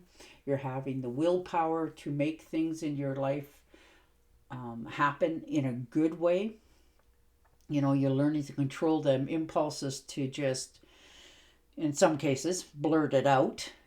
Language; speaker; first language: English; native; English